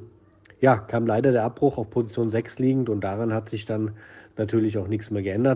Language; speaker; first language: German; native; German